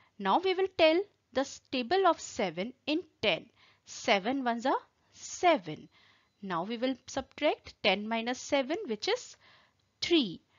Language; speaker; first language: English; non-native, local second language; Hindi